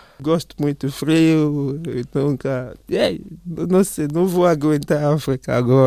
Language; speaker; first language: Portuguese; non-native, learner; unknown